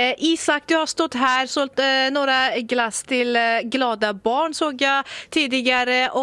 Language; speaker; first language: Swedish; early bilingual, other home language; Persian